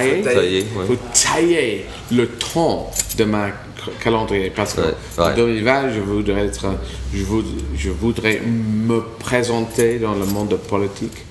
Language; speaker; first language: French; non-native, learner; English